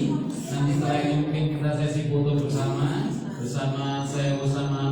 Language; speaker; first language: Indonesian; native; Indonesian